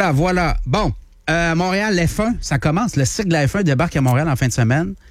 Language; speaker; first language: French; native; French